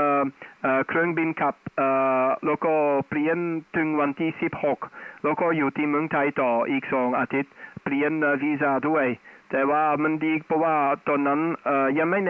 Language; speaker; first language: Thai; non-native, fluent; Dutch